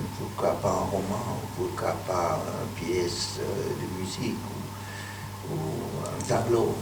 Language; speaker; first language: French; non-native, fluent; Hungarian